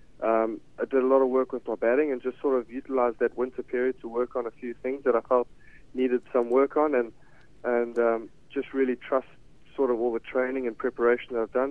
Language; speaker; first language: English; native; English